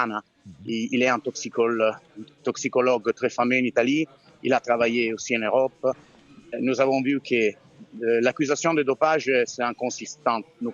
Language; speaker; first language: French; non-native, fluent; Italian